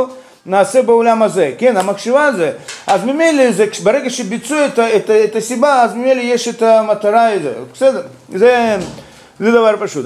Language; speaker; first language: Hebrew; non-native, fluent; Russian